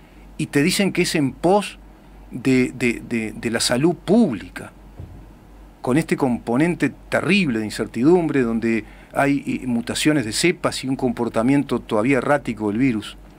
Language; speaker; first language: Spanish; native; Spanish